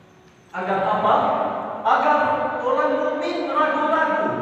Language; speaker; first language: Indonesian; non-native, learner; Arabic